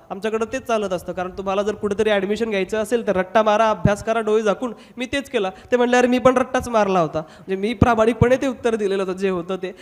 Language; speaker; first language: Marathi; non-native, local second language; Hindi